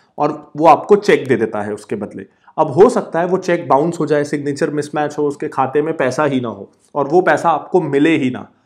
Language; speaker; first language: Hindi; native; Hindi